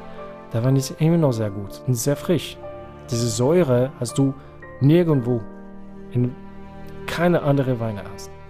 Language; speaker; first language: German; non-native, fluent; French